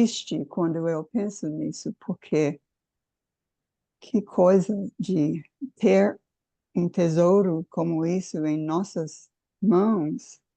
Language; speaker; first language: Portuguese; non-native, fluent; English